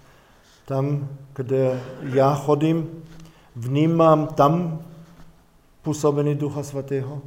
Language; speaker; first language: Czech; non-native, fluent; German